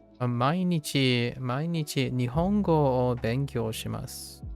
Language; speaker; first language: Japanese; non-native, learner; English